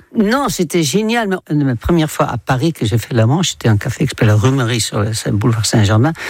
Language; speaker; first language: French; non-native, fluent; Dutch